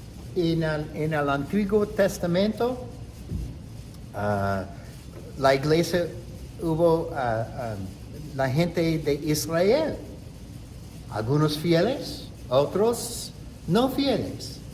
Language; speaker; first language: Spanish; non-native, fluent; English